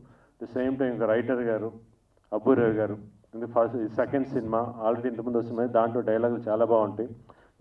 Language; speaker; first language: Telugu; native; Telugu